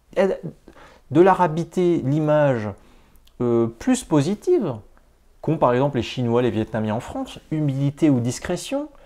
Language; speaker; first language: French; native; French